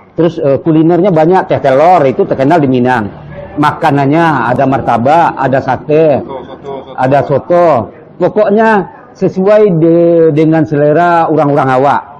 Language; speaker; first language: Indonesian; non-native, local second language; Minangkabau